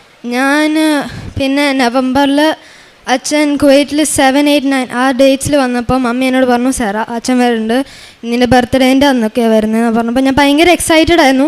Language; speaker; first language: Malayalam; early bilingual, heritage; Malayalam